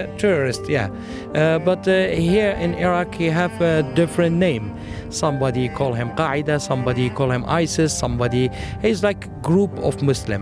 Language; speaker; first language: English; non-native, learner; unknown